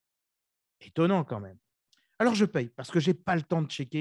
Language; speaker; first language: French; native; French